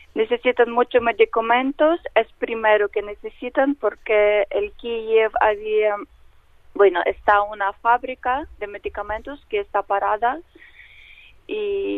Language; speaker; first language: Spanish; non-native, learner; Ukrainian